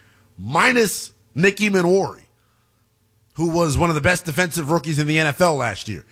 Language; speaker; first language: English; native; English